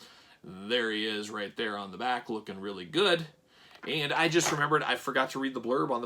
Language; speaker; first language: English; native; English